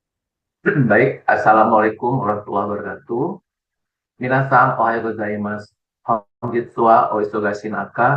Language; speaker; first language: Indonesian; native; Indonesian